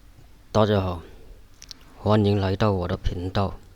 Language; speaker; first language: Chinese; native; Chinese